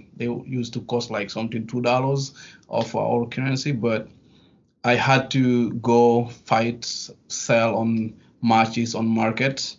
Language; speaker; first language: English; non-native, fluent; Fula